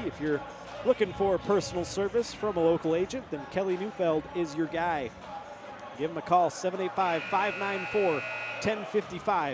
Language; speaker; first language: English; native; English